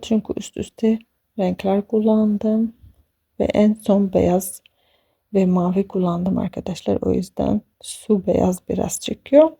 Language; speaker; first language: Turkish; non-native, fluent; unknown